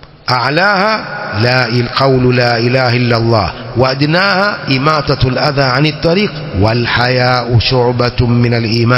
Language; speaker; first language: Arabic; non-native, fluent; Swahili